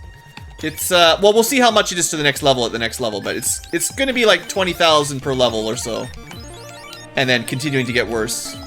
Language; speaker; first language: English; native; English